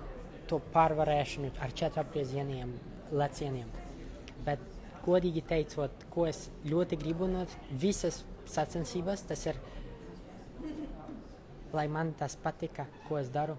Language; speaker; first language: Latvian; non-native, local second language; Russian